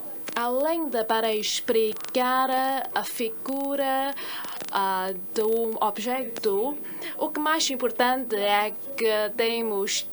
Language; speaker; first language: Portuguese; non-native, fluent; Chinese